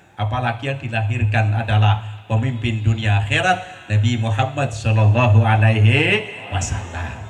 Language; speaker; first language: Indonesian; non-native, local second language; Javanese